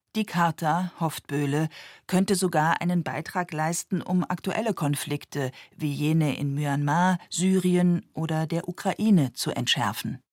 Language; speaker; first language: German; native; German